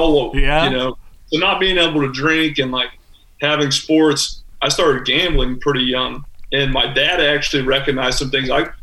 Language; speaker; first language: English; native; English